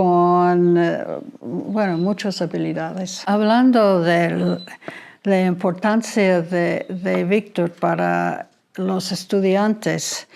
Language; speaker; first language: Spanish; non-native, fluent; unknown